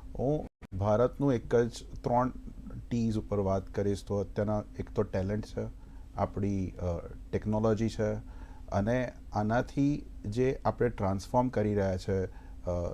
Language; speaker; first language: Gujarati; native; Gujarati